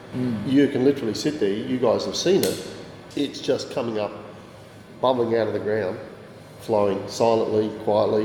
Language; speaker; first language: English; native; English